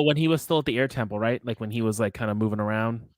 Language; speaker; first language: English; native; English